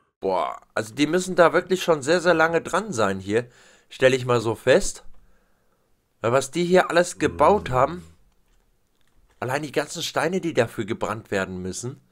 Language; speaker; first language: German; native; German